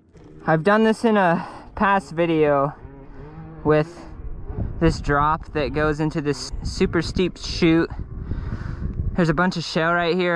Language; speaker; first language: English; native; English